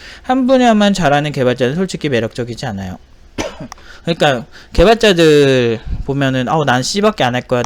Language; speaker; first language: Korean; native; Korean